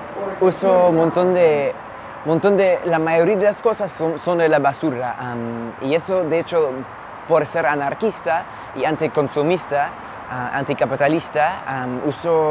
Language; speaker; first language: Spanish; non-native, fluent; English